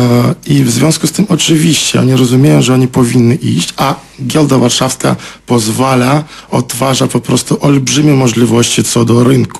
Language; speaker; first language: Polish; non-native, fluent; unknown